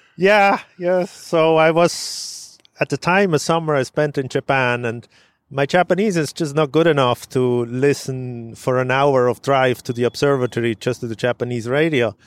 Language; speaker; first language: English; non-native, fluent; German